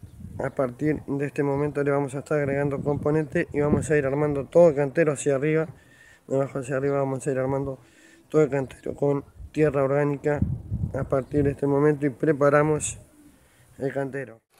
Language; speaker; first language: Spanish; native; Spanish